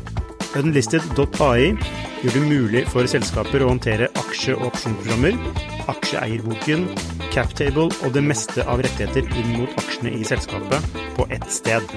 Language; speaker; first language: Norwegian; native; Norwegian